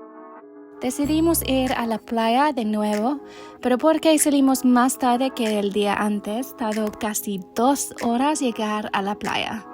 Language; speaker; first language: Spanish; non-native, learner; English